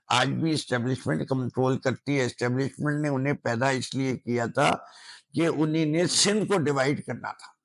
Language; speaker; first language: Urdu; native; Urdu